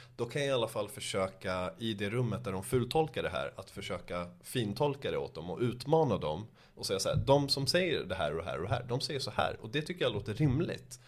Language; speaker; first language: Swedish; early bilingual, other home language; Persian